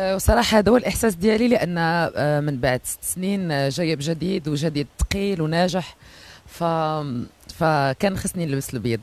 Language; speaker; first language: Arabic; native; Arabic